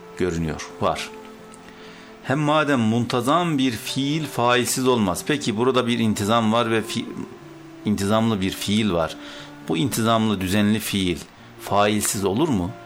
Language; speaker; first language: Turkish; native; Turkish